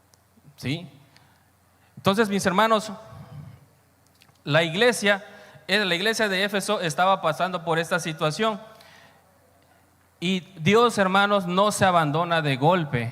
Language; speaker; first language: Spanish; native; Spanish